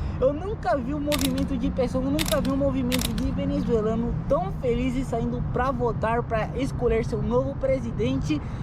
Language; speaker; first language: Portuguese; non-native, fluent; Spanish